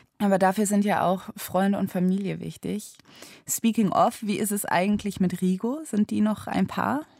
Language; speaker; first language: German; native; German